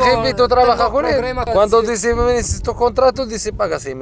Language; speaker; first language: Spanish; non-native, learner; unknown